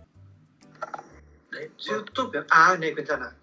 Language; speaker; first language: Korean; non-native, learner; Vietnamese